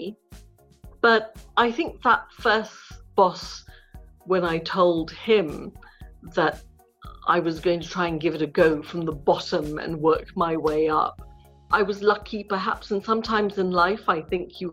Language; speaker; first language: English; native; English